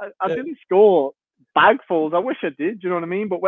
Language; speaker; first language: English; native; English